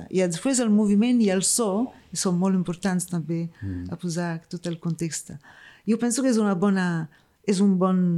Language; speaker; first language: Catalan; non-native, fluent; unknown